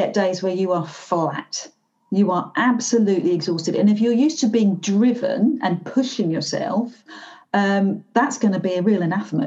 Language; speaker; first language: English; native; English